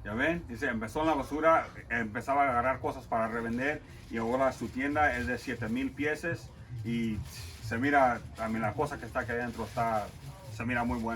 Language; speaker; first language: Spanish; early bilingual, heritage; Spanish